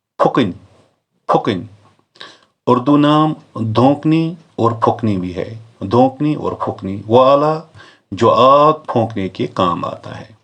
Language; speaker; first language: Urdu; non-native, local second language; Kashmiri